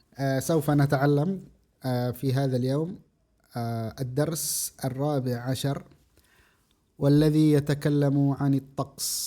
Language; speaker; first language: Arabic; non-native, fluent; Indonesian